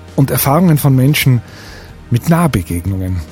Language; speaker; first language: German; native; German